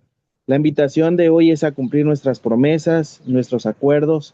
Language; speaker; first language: Spanish; native; Spanish